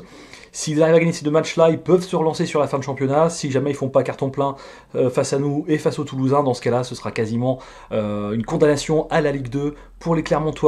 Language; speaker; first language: French; native; French